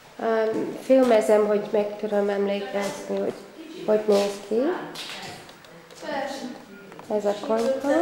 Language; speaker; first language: Hungarian; early bilingual, heritage; Hungarian